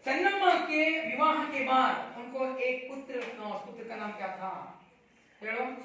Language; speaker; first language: Hindi; non-native, local second language; Kannada